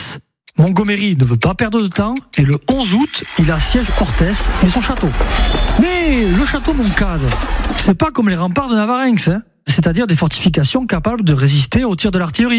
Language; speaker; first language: French; native; French